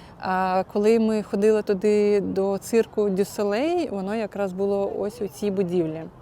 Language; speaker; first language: Ukrainian; non-native, local second language; Russian